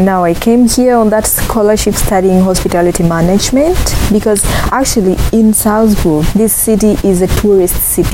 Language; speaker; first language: English; non-native, local second language; Ganda